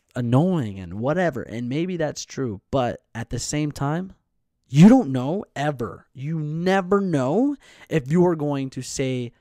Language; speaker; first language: English; native; English